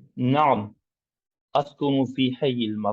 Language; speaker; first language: Arabic; non-native, learner; English